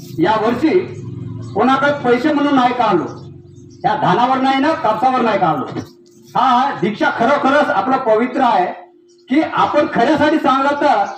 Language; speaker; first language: Marathi; non-native, local second language; Gondi